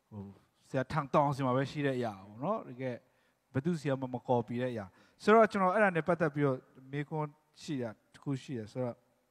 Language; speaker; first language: Burmese; non-native, local second language; Tedim Chin